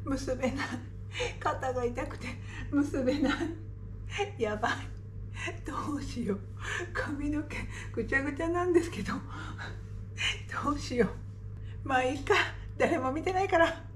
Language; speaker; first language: Japanese; native; Japanese